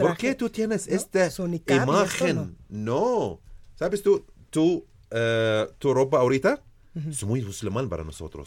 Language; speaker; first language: Spanish; non-native, learner; Arabic